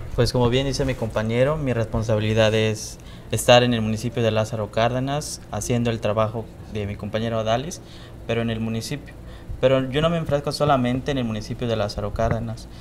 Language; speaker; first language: Spanish; native; Spanish